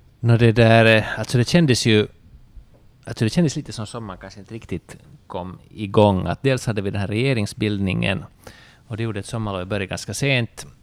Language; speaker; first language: Swedish; native; Swedish